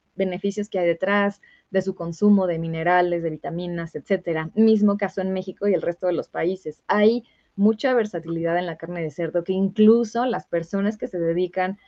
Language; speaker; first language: Spanish; native; Spanish